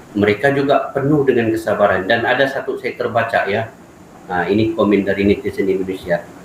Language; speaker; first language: Malay; native; Malay